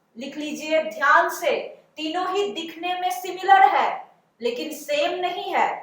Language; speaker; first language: Hindi; non-native, local second language; Bangla